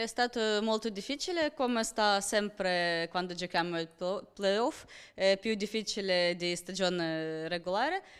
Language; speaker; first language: Italian; non-native, learner; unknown